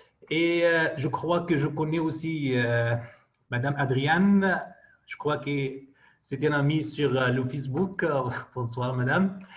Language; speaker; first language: French; non-native, fluent; Arabic